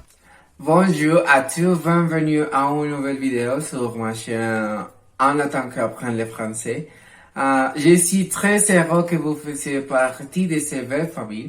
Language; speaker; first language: French; non-native, learner; Spanish